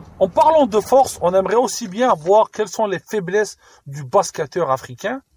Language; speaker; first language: French; non-native, local second language; Arabic